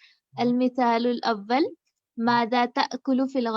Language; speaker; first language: Arabic; non-native, learner; Urdu